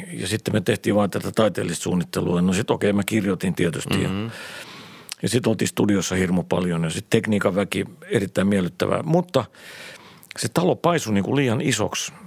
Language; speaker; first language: Finnish; native; Finnish